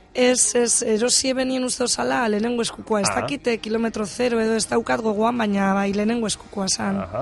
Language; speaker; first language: Basque; native; Basque